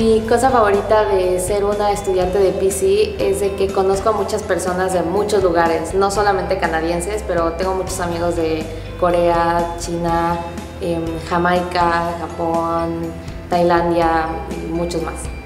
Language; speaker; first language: Spanish; native; Spanish